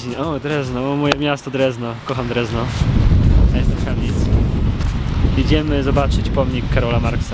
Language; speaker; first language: Polish; native; Polish